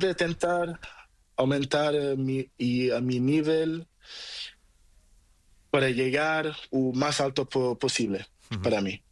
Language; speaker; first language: Spanish; non-native, learner; Portuguese